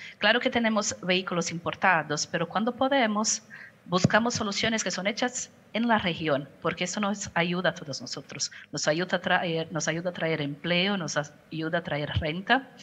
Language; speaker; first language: Spanish; non-native, fluent; Portuguese